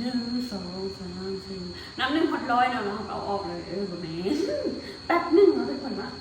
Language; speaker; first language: Thai; non-native, local second language; Lao